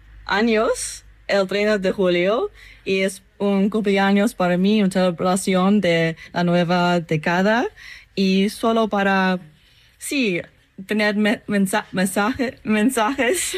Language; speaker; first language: Spanish; non-native, fluent; English